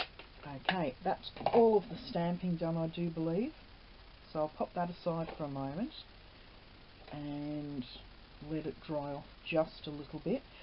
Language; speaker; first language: English; native; English